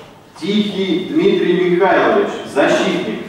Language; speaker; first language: Russian; native; Russian